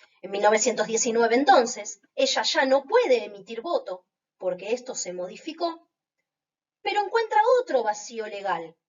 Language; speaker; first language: Spanish; native; Spanish